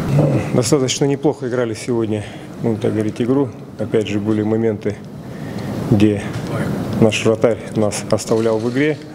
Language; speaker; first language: Russian; native; Russian